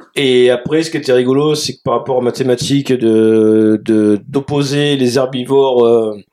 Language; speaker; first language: French; native; French